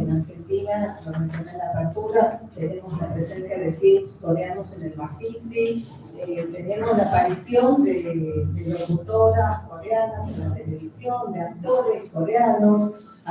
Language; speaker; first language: Spanish; native; Spanish